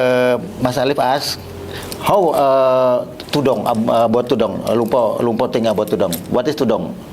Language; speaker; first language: English; non-native, learner; Indonesian